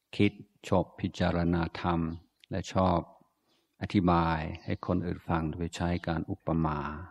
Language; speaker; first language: Thai; non-native, fluent; English